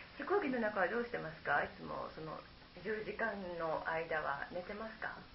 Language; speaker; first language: Japanese; native; Japanese